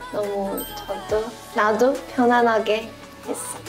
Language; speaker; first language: Korean; non-native, fluent; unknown